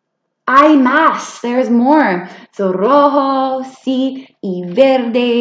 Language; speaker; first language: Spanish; non-native, fluent; English